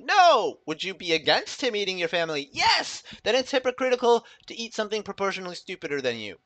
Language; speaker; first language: English; native; English